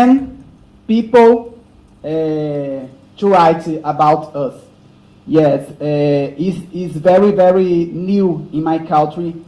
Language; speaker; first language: English; non-native, learner; Portuguese